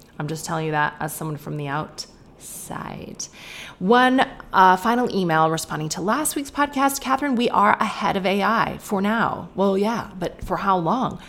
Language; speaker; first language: English; native; English